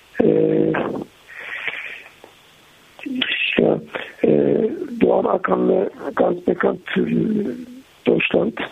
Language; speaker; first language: German; non-native, learner; Turkish